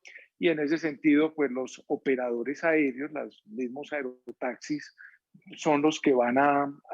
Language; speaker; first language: Spanish; native; Spanish